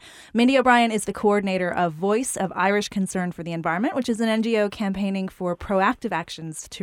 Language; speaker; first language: English; native; English